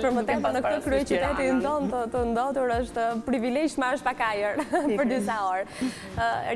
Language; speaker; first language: Albanian; native; Albanian